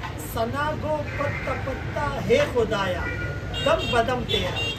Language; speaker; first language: Urdu; native; Urdu